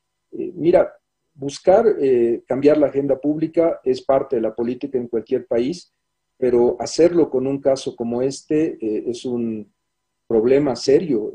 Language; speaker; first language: Spanish; native; Spanish